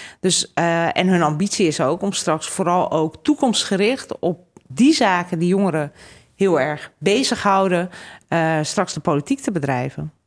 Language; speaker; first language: Dutch; early bilingual, other home language; Hungarian